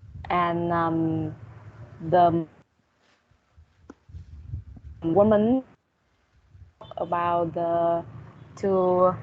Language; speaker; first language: English; non-native, learner; Vietnamese